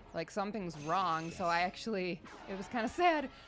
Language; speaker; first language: English; native; English